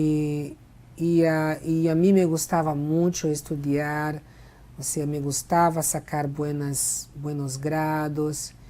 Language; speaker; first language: Spanish; non-native, fluent; Portuguese